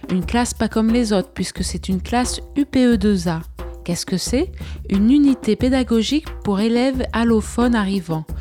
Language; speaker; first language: French; native; French